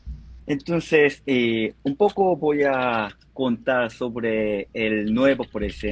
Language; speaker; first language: Spanish; non-native, fluent; Korean